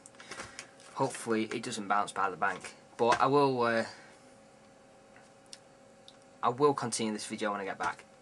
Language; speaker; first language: English; native; English